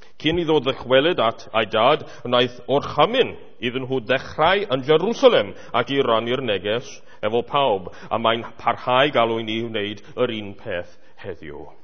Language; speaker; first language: Welsh; native; Welsh